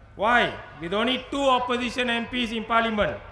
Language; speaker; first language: English; non-native, local second language; Tamil